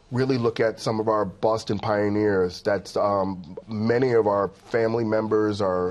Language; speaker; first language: English; native; English